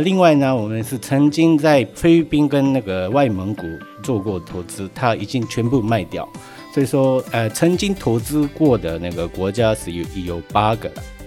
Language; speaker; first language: Chinese; non-native, fluent; Japanese